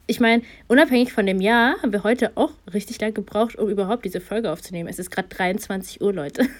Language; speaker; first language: German; early bilingual, other home language; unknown